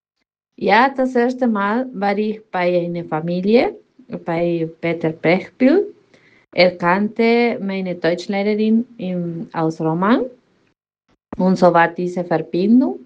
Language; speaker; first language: German; non-native, fluent; Spanish